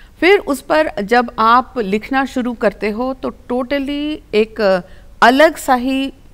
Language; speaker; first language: Hindi; non-native, local second language; Telugu